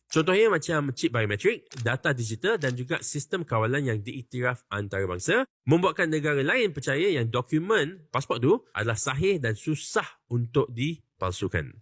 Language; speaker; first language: Malay; native; Malay